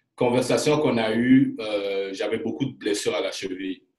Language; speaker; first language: French; early bilingual, other home language; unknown